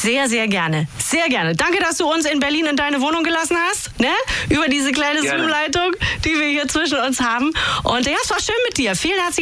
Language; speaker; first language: German; native; German